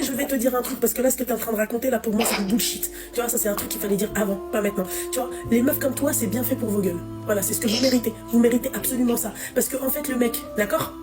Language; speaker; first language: French; native; French